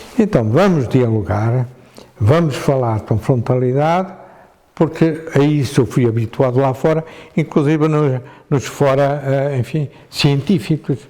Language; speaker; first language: Portuguese; native; Portuguese